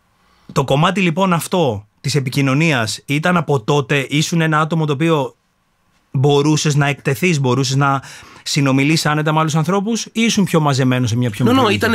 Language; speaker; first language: Greek; native; Greek